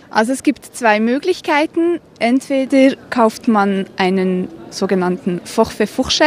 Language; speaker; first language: German; native; German